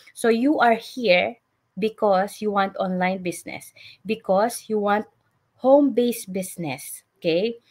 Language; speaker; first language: English; non-native, local second language; Filipino